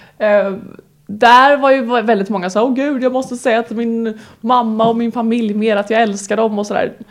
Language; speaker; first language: Swedish; native; Swedish